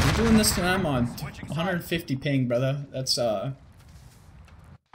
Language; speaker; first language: English; native; English